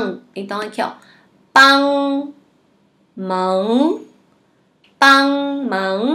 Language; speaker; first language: Portuguese; non-native, fluent; Chinese